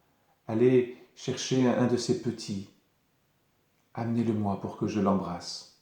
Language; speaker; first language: French; native; French